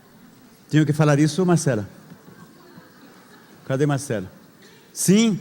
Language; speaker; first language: Portuguese; non-native, fluent; Spanish